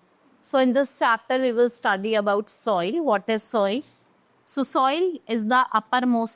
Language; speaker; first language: English; non-native, local second language; Hindi